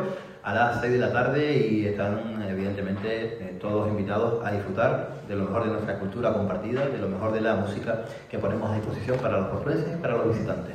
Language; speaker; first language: Spanish; native; Spanish